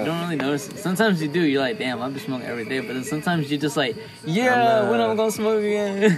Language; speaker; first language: English; early bilingual, other home language; Spanish